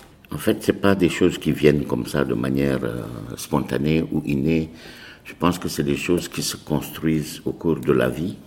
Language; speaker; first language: French; non-native, local second language; Arabic